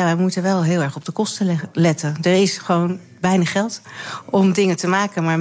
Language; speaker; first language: Dutch; native; Dutch